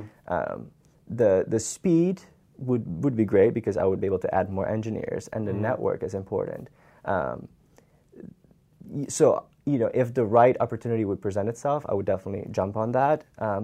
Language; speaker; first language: English; non-native, fluent; Dutch